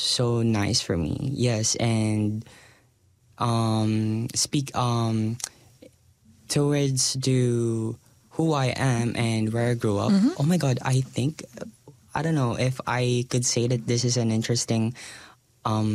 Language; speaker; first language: English; non-native, local second language; Filipino